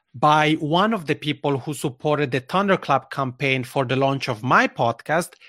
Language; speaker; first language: English; non-native, fluent; Italian